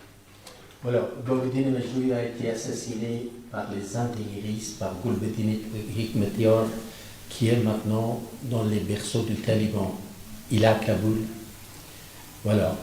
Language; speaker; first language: French; non-native, fluent; Persian